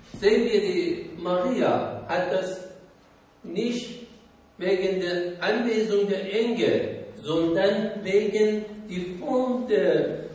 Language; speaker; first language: German; non-native, learner; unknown